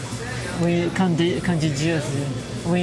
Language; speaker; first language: French; non-native, fluent; Portuguese